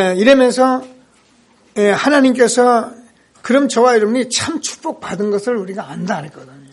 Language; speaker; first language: Korean; native; Korean